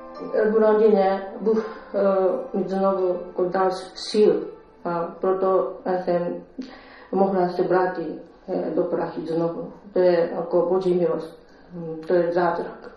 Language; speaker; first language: Czech; non-native, learner; Japanese